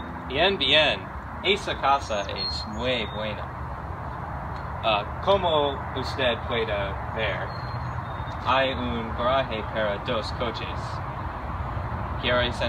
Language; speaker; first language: Spanish; non-native, learner; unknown